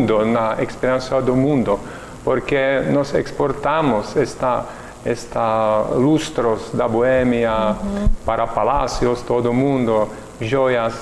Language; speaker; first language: Portuguese; non-native, learner; Czech